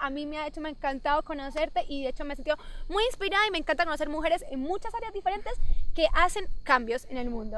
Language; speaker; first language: Spanish; native; Spanish